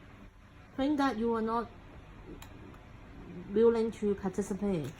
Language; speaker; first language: English; non-native, local second language; Cantonese